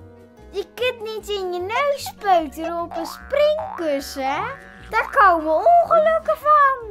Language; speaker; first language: Dutch; native; Dutch